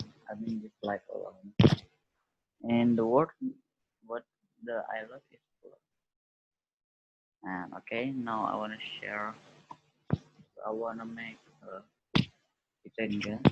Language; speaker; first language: English; non-native, learner; Indonesian